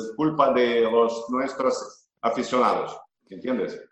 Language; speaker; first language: Spanish; non-native, fluent; Russian